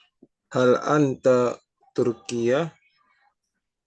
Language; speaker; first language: Arabic; non-native, learner; Indonesian